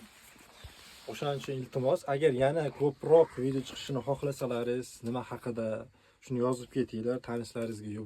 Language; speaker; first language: Uzbek; native; Uzbek